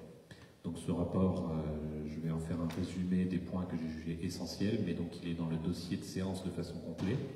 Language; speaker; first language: French; native; French